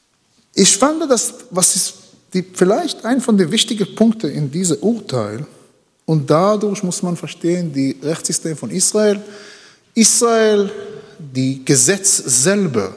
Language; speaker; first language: German; non-native, learner; Hebrew